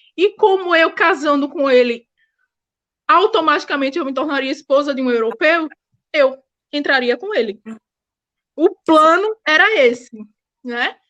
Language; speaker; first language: Portuguese; native; Portuguese